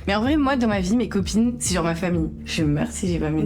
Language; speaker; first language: French; native; French